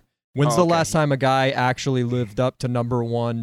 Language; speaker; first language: English; native; English